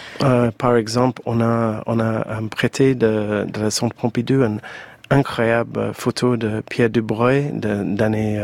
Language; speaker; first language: French; non-native, fluent; English